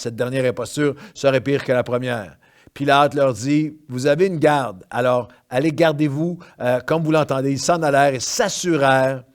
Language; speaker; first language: French; native; French